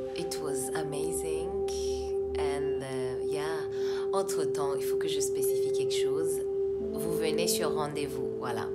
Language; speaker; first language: French; non-native, local second language; Rundi